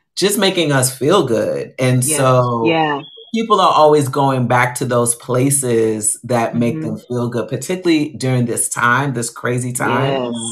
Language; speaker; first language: English; native; English